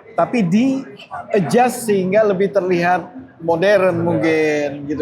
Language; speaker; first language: Indonesian; native; Indonesian